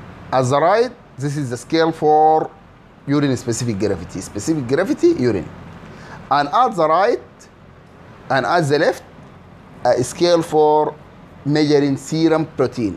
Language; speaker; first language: English; non-native, fluent; Arabic